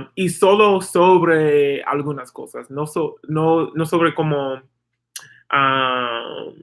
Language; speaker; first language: Spanish; non-native, learner; English